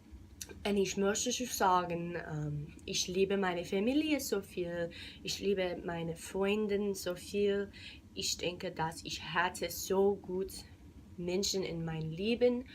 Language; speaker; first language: German; non-native, learner; English